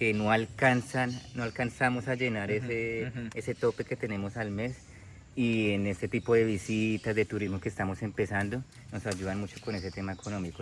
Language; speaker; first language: Spanish; native; Spanish